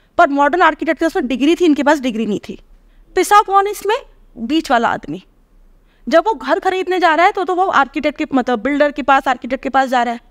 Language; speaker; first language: Hindi; native; Hindi